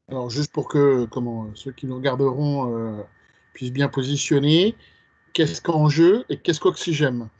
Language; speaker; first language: French; native; French